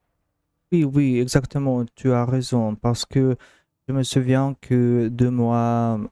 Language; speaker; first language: French; non-native, learner; Russian